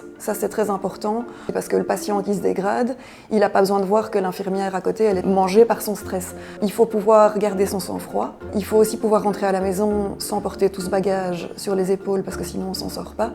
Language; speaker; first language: French; native; French